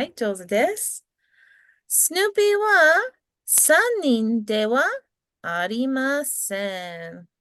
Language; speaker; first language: Japanese; non-native, fluent; English